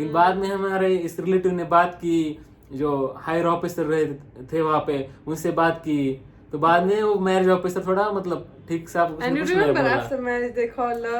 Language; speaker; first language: Hindi; non-native, local second language; Marathi